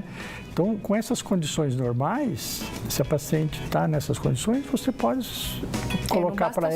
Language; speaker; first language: Portuguese; native; Portuguese